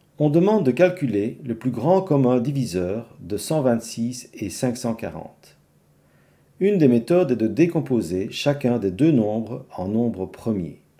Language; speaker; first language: French; native; French